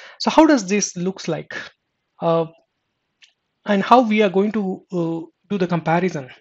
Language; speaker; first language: English; non-native, local second language; Marathi